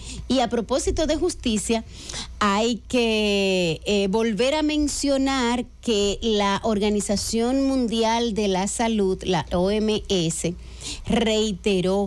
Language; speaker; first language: Spanish; native; Spanish